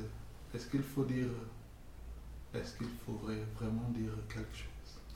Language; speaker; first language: French; non-native, fluent; English